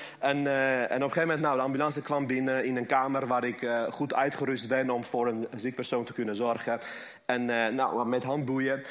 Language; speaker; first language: Dutch; early bilingual, other home language; Armenian